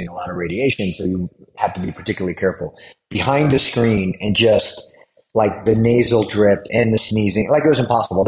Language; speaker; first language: English; native; English